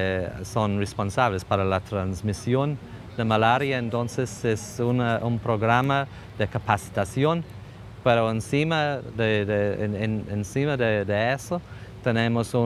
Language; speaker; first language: Spanish; non-native, fluent; English